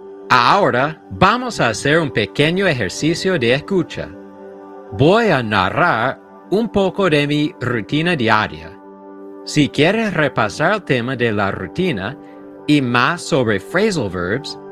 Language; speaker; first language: Spanish; native; Spanish